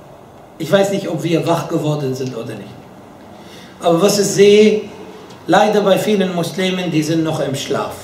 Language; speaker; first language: German; non-native, fluent; Arabic